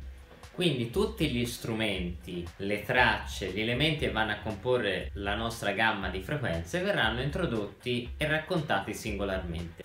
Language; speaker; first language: Italian; native; Italian